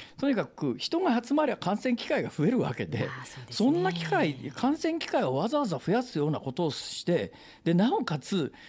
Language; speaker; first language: Japanese; native; Japanese